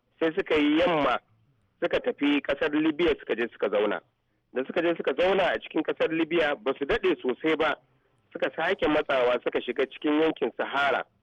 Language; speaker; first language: Hausa; native; Hausa